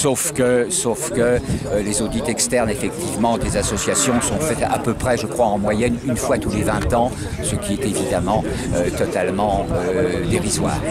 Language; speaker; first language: French; native; French